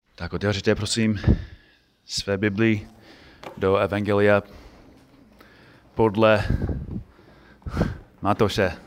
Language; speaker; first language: Czech; non-native, fluent; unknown